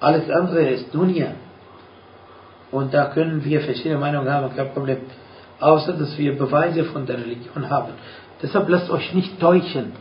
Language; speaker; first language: German; non-native, fluent; Arabic